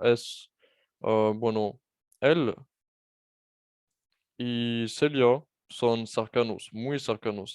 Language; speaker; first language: Spanish; non-native, fluent; French